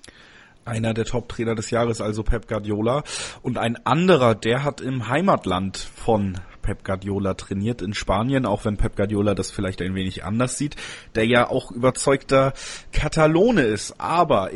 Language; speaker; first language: German; native; German